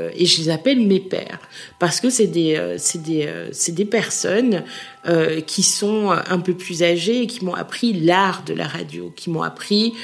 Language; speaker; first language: French; native; French